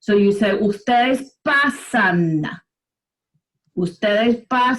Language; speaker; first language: Spanish; non-native, fluent; English